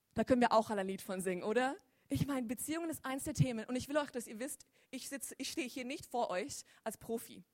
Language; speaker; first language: German; native; German